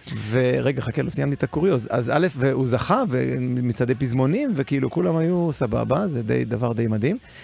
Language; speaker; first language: Hebrew; native; Hebrew